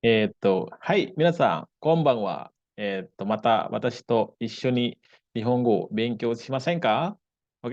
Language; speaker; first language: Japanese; non-native, fluent; Indonesian